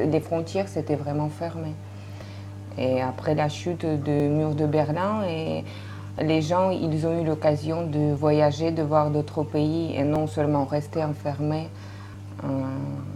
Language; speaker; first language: French; non-native, fluent; Russian